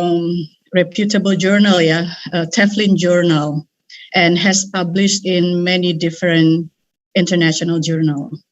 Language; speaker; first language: English; non-native, fluent; Indonesian